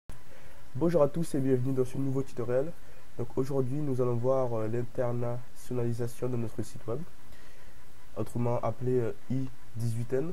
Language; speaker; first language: French; native; French